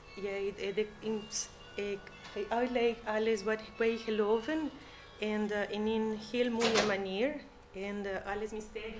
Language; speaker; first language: Dutch; non-native, learner; English